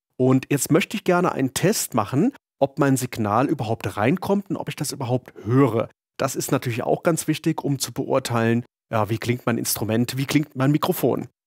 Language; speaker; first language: German; native; German